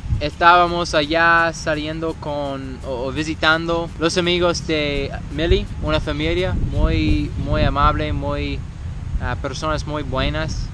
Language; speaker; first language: Spanish; non-native, learner; English